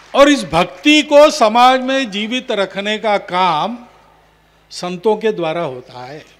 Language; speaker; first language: Hindi; non-native, local second language; Marathi